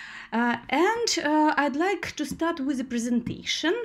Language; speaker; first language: English; non-native, fluent; Russian